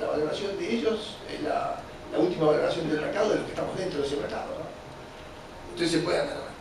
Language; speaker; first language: Spanish; native; Spanish